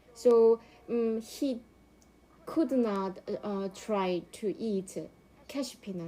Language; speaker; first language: English; non-native, learner; Korean